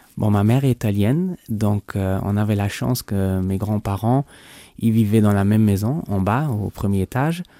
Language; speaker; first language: French; non-native, local second language; Luxembourgish